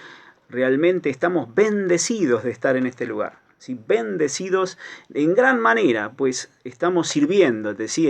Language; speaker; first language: Spanish; native; Spanish